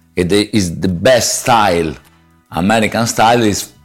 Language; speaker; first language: English; non-native, learner; Italian